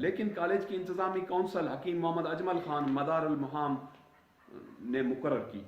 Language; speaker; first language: Urdu; non-native, local second language; Sindhi